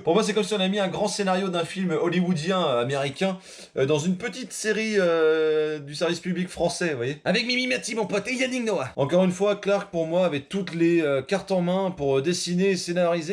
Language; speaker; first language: French; native; French